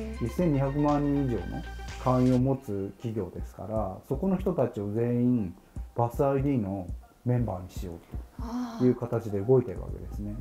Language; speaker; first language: Japanese; native; Japanese